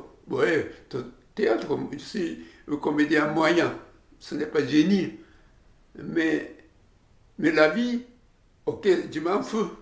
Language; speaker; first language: French; non-native, learner; Japanese